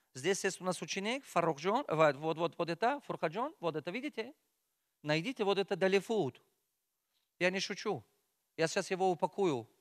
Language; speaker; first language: Russian; non-native, local second language; Tajik